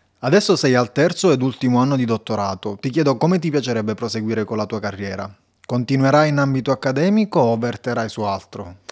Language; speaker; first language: Italian; native; Italian